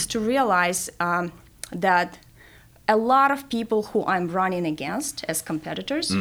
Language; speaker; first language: English; non-native, fluent; Russian